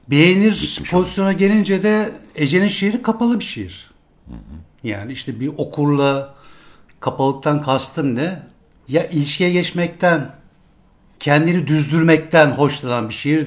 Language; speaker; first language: Turkish; native; Turkish